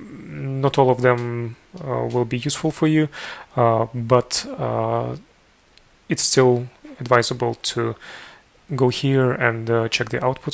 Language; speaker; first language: English; non-native, fluent; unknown